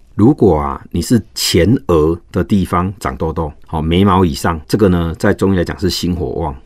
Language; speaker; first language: Chinese; native; Chinese